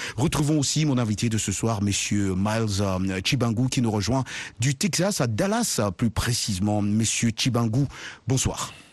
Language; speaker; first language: French; non-native, local second language; Luba-Lulua